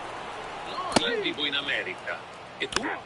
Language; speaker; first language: Italian; non-native, learner; Portuguese